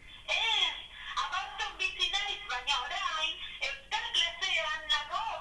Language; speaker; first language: Basque; non-native, learner; Spanish